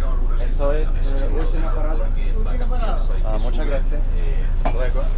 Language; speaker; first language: Spanish; non-native, learner; Russian